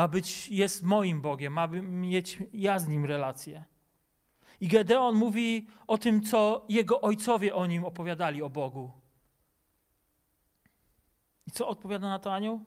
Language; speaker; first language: Polish; native; Polish